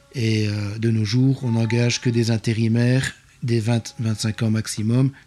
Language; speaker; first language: French; native; French